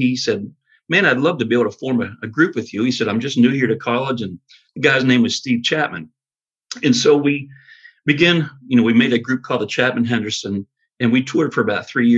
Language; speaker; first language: English; native; English